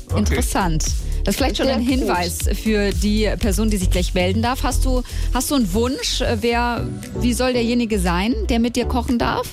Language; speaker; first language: German; native; German